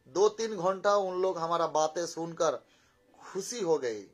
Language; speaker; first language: Hindi; non-native, local second language; Bangla